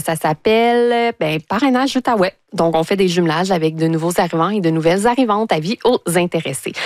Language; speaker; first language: French; native; French